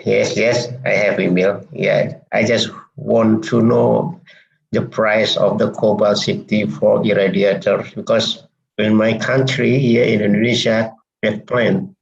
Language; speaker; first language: English; non-native, fluent; Indonesian